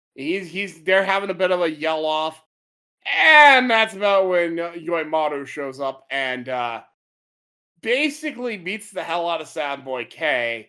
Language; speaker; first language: English; native; English